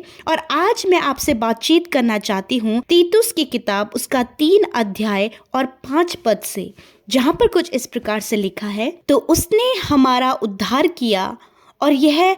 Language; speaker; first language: Hindi; native; Hindi